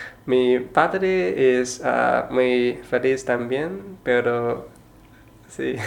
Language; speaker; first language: Spanish; non-native, learner; Chinese